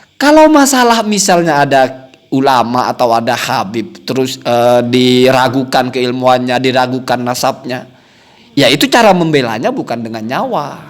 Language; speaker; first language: Indonesian; non-native, local second language; Madurese